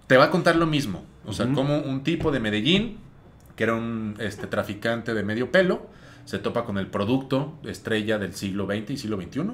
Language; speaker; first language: Spanish; native; Spanish